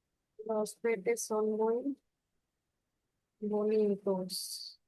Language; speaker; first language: Spanish; non-native, learner; Bangla